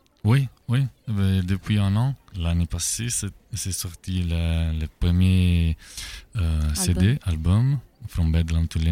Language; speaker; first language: French; non-native, learner; Italian